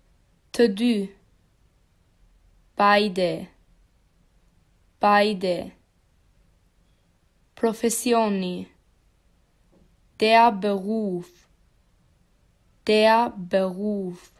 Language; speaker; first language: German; non-native, fluent; Albanian